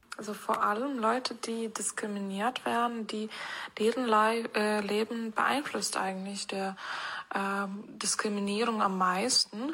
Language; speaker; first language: German; non-native, fluent; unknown